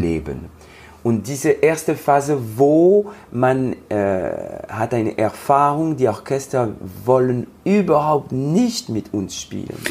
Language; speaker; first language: German; non-native, learner; French